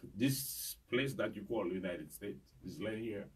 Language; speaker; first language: English; non-native, fluent; Haitian Creole